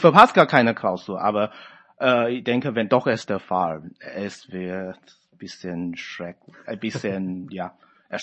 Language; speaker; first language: German; non-native, fluent; Chinese